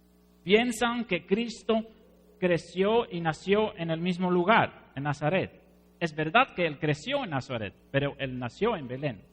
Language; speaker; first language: Spanish; non-native, fluent; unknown